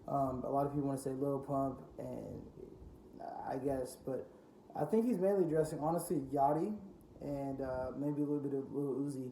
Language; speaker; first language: English; native; English